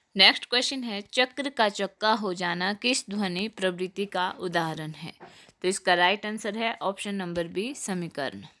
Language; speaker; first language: Hindi; native; Hindi